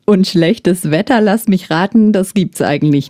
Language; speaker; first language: German; native; German